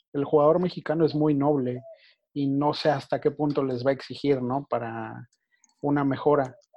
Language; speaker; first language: Spanish; native; Spanish